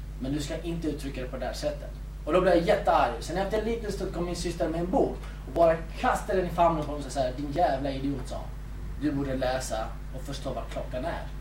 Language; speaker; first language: Swedish; early bilingual, other home language; Kurdish